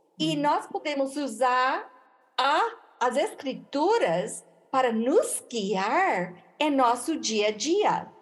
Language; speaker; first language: Portuguese; non-native, fluent; English